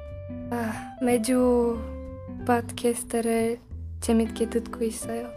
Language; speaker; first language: Korean; non-native, learner; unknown